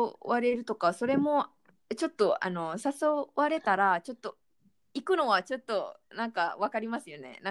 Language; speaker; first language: Japanese; non-native, fluent; Malay